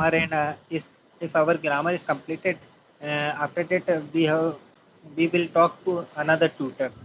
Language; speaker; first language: English; non-native, learner; Hindi